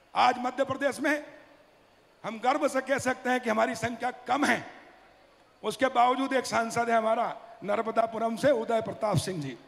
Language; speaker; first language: Hindi; native; Hindi